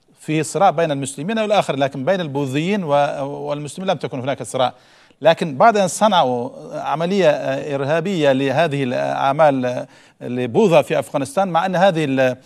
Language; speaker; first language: Arabic; non-native, fluent; Turkish